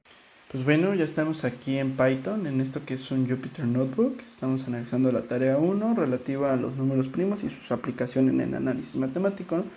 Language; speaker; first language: Spanish; native; Spanish